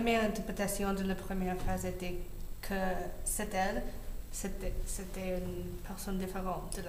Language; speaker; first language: French; non-native, learner; English